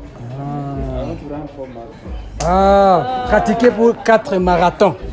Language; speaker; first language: French; non-native, fluent; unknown